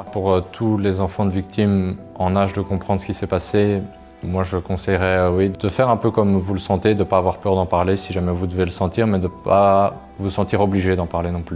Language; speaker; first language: French; native; French